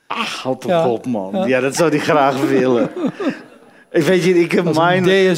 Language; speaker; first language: Dutch; early bilingual, other home language; Arabic